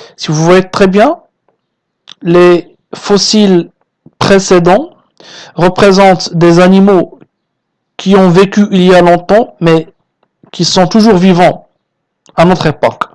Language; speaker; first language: French; non-native, local second language; Arabic